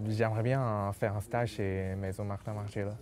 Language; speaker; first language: French; non-native, local second language; Chinese